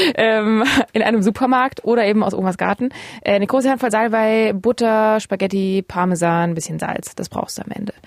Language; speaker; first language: German; native; German